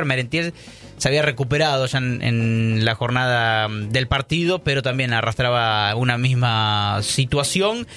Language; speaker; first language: Spanish; native; Spanish